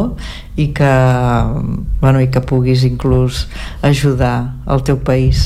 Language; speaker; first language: Catalan; native; Catalan